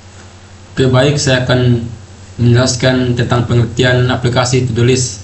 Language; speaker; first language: Indonesian; native; Indonesian